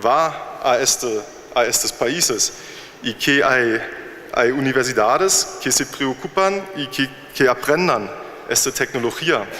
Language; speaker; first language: Spanish; non-native, learner; German